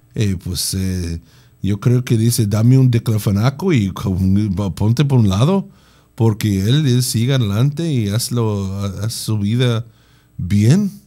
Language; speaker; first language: Spanish; non-native, fluent; English